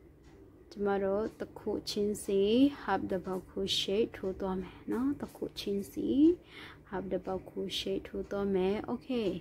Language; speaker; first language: Burmese; non-native, local second language; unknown